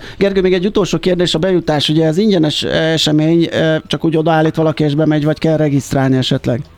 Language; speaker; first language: Hungarian; native; Hungarian